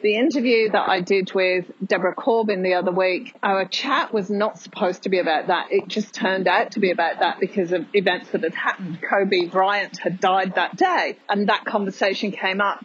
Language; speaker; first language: English; native; English